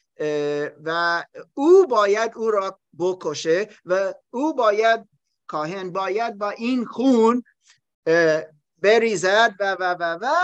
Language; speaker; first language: Persian; non-native, learner; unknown